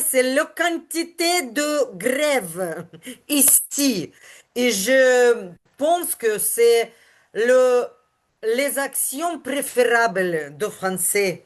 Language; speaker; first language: French; non-native, learner; Ukrainian